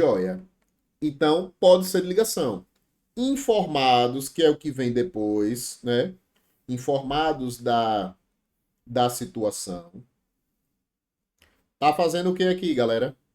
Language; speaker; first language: Portuguese; native; Portuguese